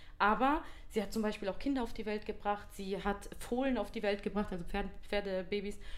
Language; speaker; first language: German; early bilingual, other home language; Berber languages